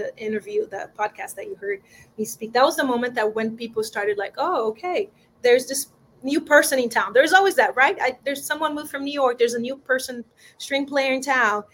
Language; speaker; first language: English; non-native, fluent; Portuguese